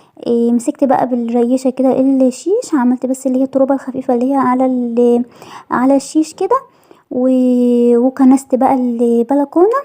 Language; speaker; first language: Arabic; native; Arabic